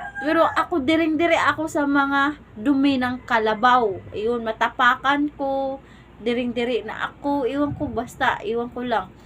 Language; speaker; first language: Filipino; non-native, local second language; Cebuano